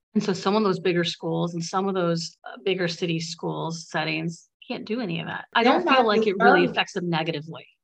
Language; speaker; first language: English; native; English